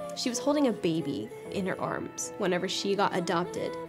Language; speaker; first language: English; native; English